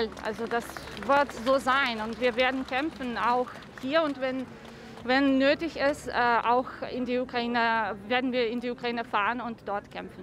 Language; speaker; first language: German; non-native, learner; Ukrainian